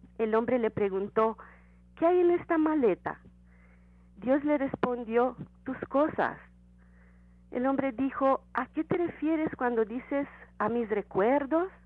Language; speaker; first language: Spanish; non-native, fluent; Romanian